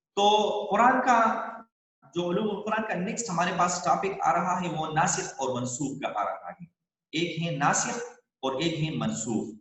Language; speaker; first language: Urdu; non-native, local second language; Pashto